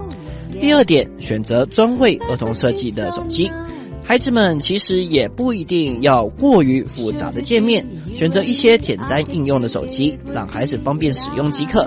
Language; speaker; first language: Chinese; native; Chinese